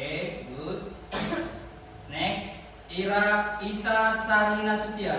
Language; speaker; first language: English; non-native, learner; Indonesian